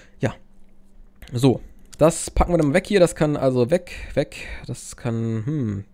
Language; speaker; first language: German; native; German